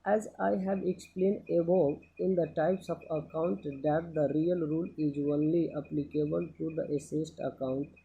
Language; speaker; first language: English; non-native, local second language; Nepali